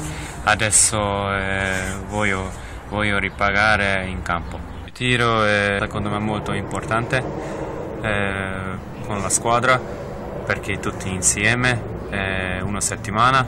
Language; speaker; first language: Italian; non-native, learner; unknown